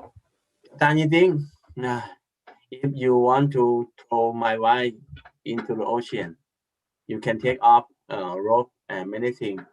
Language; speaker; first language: English; non-native, learner; Thai